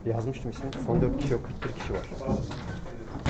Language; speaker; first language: Turkish; native; Turkish